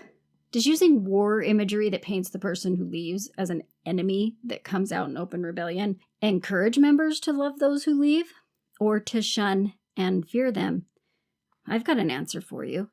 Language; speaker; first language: English; native; English